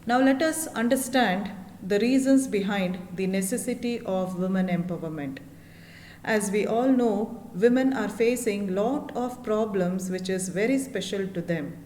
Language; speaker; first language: English; non-native, local second language; Kannada